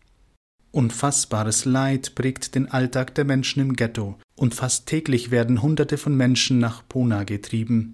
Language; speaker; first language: German; native; German